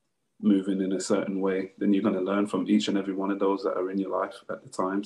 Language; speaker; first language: English; native; English